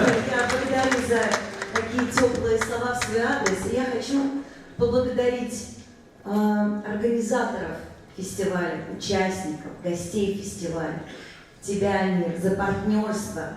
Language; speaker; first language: Russian; native; Russian